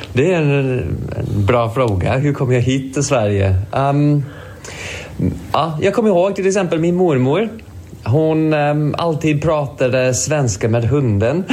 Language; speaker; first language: Swedish; non-native, fluent; English